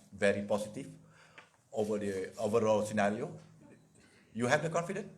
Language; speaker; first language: English; non-native, local second language; Malay